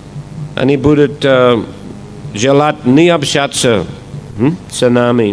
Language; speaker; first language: Russian; non-native, fluent; English